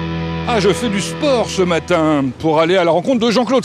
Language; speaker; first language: French; native; French